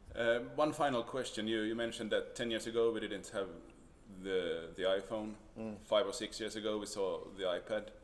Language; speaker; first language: English; non-native, fluent; Swedish